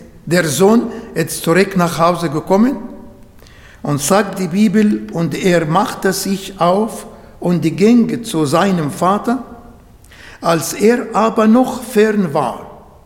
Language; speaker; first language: German; non-native, fluent; Arabic